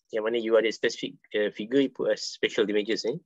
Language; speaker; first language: English; non-native, local second language; Malay